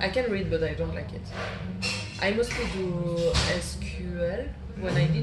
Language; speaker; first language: English; non-native, fluent; French